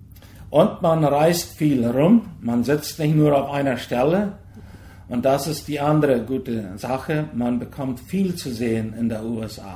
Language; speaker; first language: German; early bilingual, heritage; German